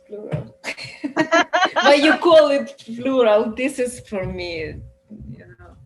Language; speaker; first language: English; non-native, learner; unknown